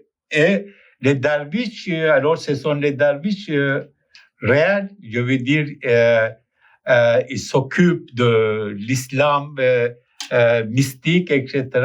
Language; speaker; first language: French; non-native, fluent; Turkish